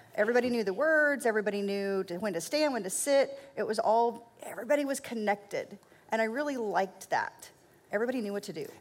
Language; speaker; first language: English; native; English